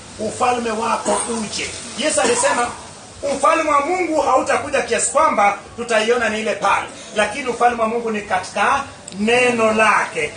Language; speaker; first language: Swahili; non-native, local second language; Luo (Kenya and Tanzania)